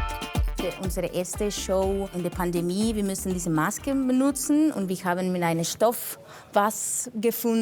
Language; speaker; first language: German; non-native, fluent; Spanish